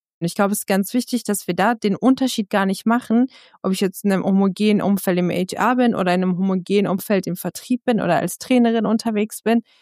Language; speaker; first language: German; early bilingual, other home language; Persian